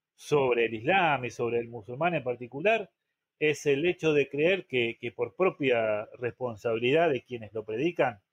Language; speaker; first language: Spanish; native; Spanish